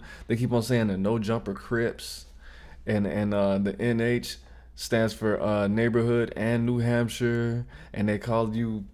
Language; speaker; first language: English; native; English